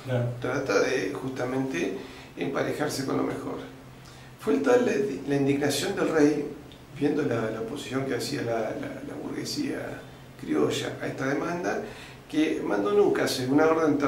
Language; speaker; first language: Spanish; native; Spanish